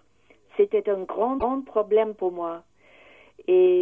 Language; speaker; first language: French; non-native, learner; English